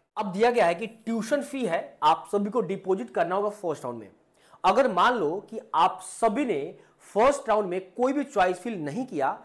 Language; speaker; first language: Hindi; native; Hindi